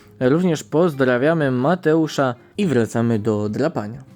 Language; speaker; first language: Polish; native; Polish